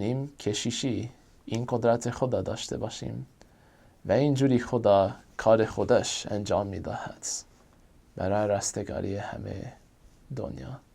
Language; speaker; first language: Persian; non-native, fluent; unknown